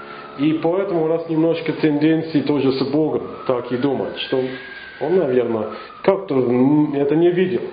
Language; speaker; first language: Russian; non-native, learner; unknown